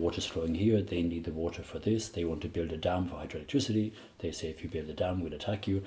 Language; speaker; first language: English; native; English